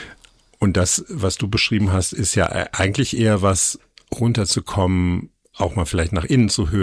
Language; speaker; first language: German; native; German